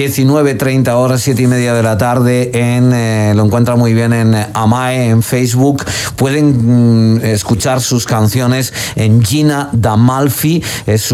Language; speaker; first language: Spanish; native; Spanish